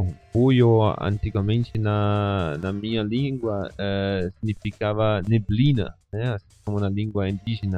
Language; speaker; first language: Portuguese; non-native, fluent; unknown